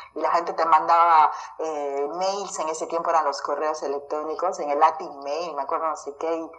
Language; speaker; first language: Spanish; native; Spanish